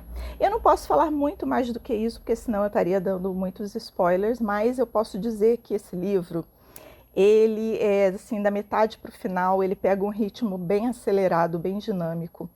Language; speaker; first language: Portuguese; native; Portuguese